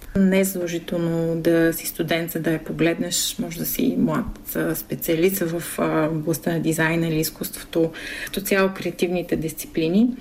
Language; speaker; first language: Bulgarian; native; Bulgarian